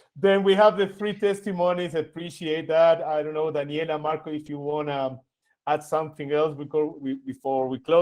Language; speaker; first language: English; non-native, fluent; Spanish